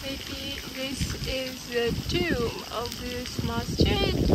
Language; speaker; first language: English; non-native, learner; Chinese